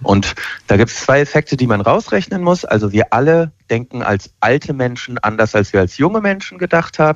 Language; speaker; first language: German; native; German